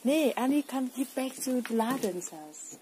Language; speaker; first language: German; non-native, learner; Vietnamese